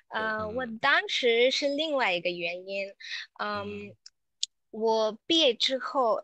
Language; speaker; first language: Chinese; non-native, local second language; Tamil